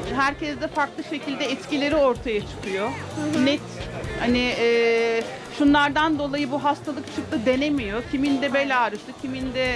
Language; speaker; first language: Turkish; native; Turkish